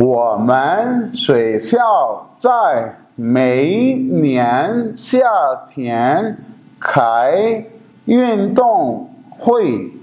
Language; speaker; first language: Chinese; non-native, fluent; Urdu